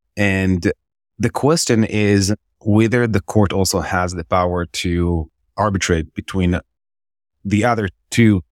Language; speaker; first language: English; non-native, fluent; Hebrew